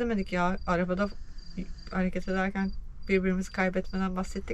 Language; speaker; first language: Turkish; native; Turkish